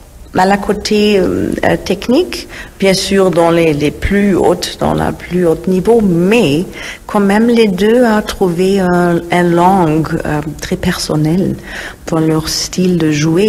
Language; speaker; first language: French; non-native, fluent; German